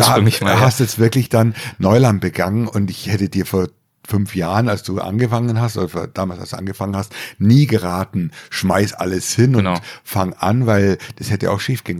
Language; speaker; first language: German; native; German